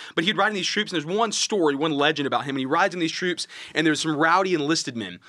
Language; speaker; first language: English; native; English